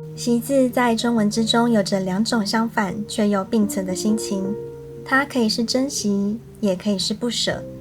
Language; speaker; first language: Chinese; native; Chinese